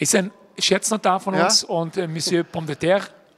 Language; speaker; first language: German; native; German